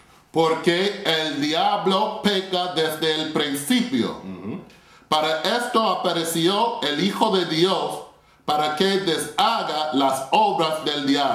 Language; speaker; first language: Spanish; non-native, fluent; English